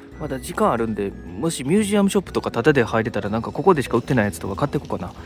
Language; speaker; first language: Japanese; native; Japanese